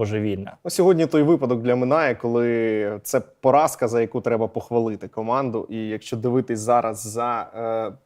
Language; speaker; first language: Ukrainian; native; Ukrainian